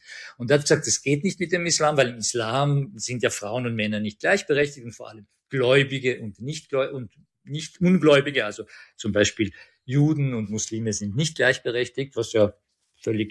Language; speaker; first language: German; early bilingual, other home language; Persian